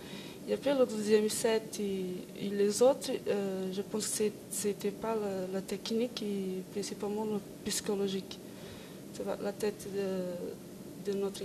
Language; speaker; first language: French; non-native, learner; Portuguese